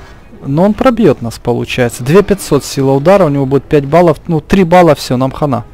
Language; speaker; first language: Russian; native; Russian